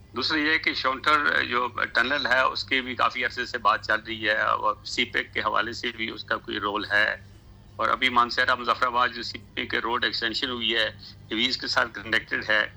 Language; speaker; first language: Urdu; non-native, local second language; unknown